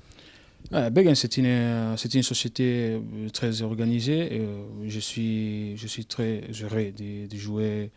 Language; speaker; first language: French; non-native, learner; Italian